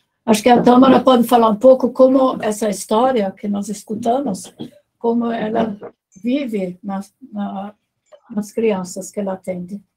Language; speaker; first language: Portuguese; non-native, fluent; German